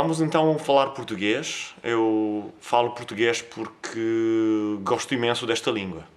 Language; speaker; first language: Portuguese; non-native, fluent; Italian